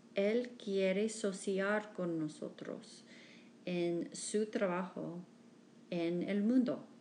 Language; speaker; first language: Spanish; non-native, learner; English